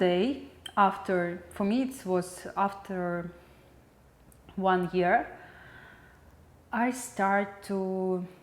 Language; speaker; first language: English; non-native, learner; Russian